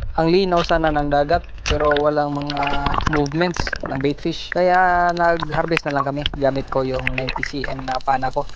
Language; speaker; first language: Filipino; non-native, local second language; Cebuano